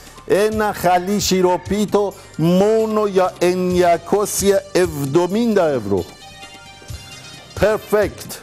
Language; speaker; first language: Greek; non-native, learner; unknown